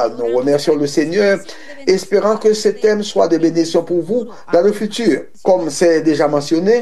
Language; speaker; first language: French; non-native, fluent; Spanish